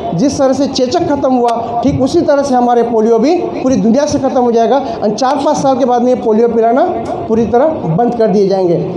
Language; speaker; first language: Hindi; non-native, local second language; Marathi